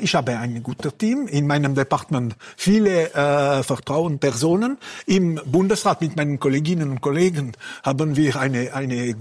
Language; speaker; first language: German; non-native, local second language; French